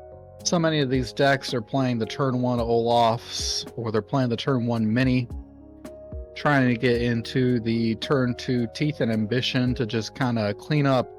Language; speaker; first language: English; native; English